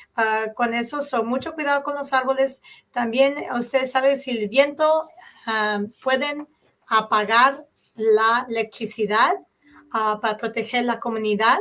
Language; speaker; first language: Spanish; early bilingual, heritage; Spanish